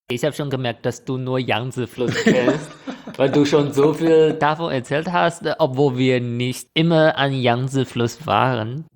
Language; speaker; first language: German; non-native, fluent; Chinese